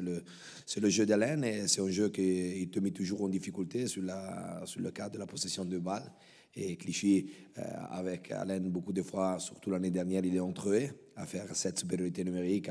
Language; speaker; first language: French; non-native, local second language; Italian